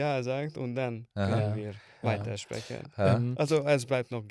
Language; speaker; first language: German; non-native, learner; Hungarian